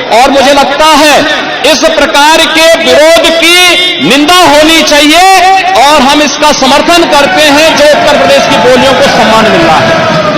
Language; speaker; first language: Hindi; native; Hindi